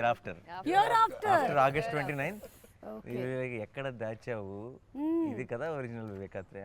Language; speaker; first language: Telugu; native; Telugu